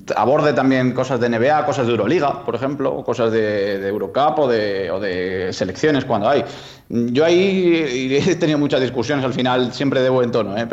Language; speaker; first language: Spanish; native; Spanish